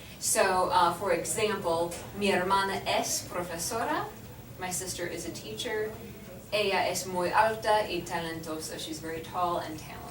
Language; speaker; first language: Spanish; non-native, fluent; English